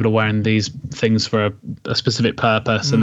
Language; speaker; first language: English; native; English